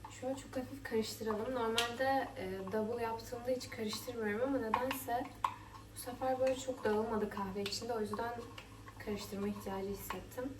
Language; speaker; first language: Turkish; early bilingual, heritage; Turkish